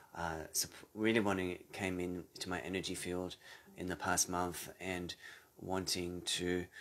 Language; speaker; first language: English; native; English